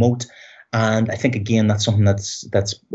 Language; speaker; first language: English; native; English